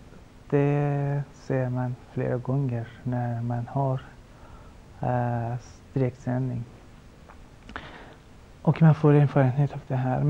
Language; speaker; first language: Swedish; non-native, fluent; Persian